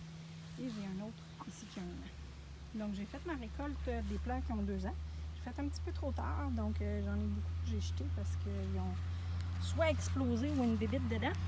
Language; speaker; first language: French; native; French